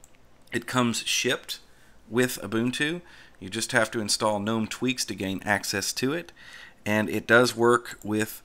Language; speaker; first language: English; native; English